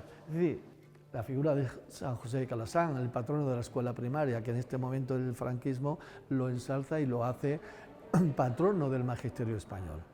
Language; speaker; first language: Spanish; native; Spanish